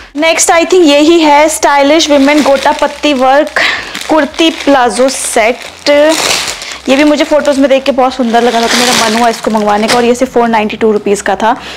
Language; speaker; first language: Hindi; native; Hindi